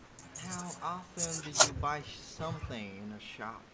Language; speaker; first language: English; non-native, fluent; Vietnamese